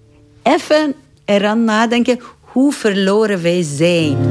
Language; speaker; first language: Dutch; non-native, fluent; Persian